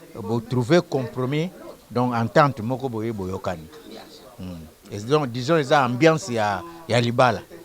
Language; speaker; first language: Lingala; non-native, local second language; Kituba (Democratic Republic of Congo)